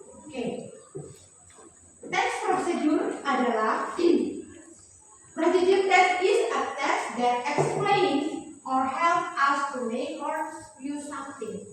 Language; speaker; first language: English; non-native, learner; Indonesian